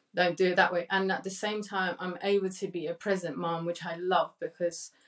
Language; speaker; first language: English; early bilingual, other home language; Spanish